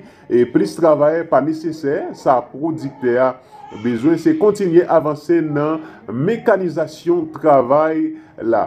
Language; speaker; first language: Haitian Creole; native; Haitian Creole